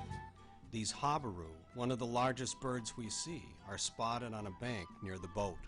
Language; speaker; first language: English; native; English